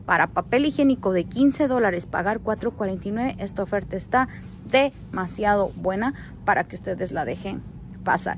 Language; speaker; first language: Spanish; native; Spanish